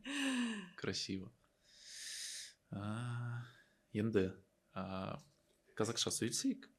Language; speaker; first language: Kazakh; non-native, learner; Russian